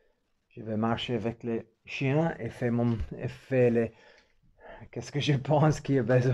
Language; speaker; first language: French; non-native, fluent; English